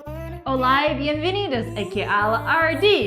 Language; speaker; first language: Spanish; non-native, learner; Russian